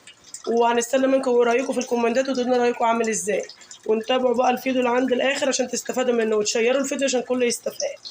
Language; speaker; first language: Arabic; native; Arabic